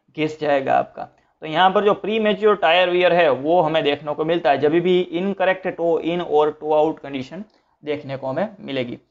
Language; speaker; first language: Hindi; non-native, local second language; Gujarati